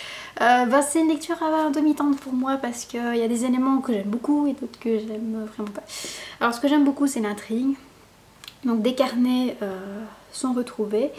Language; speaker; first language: French; native; French